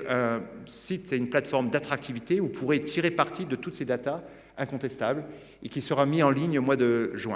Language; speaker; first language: French; native; French